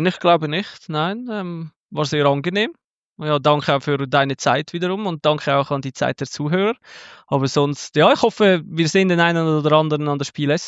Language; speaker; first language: German; native; German